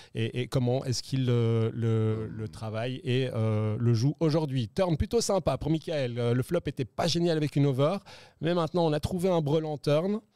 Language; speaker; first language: French; native; French